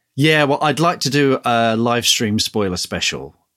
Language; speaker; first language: English; native; English